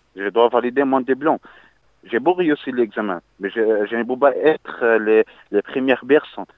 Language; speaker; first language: French; non-native, learner; Arabic